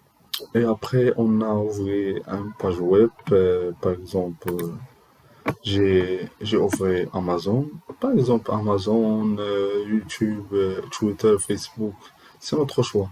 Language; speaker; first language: French; non-native, learner; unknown